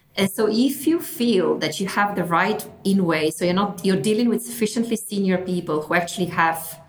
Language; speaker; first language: English; non-native, fluent; Italian